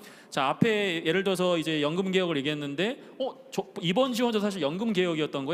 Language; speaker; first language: Korean; native; Korean